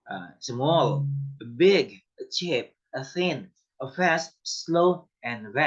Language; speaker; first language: English; non-native, fluent; Indonesian